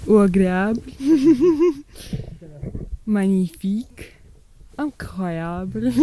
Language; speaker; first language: French; non-native, learner; Ukrainian